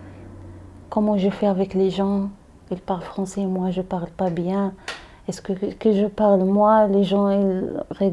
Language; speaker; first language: French; non-native, learner; Arabic